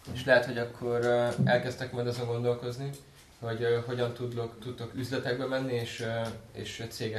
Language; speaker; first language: Hungarian; native; Hungarian